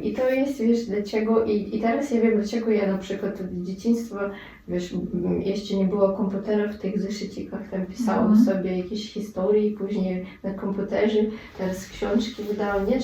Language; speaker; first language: Polish; non-native, fluent; Russian